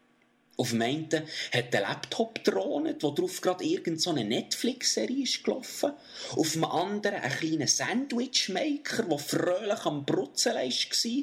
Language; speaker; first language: German; native; German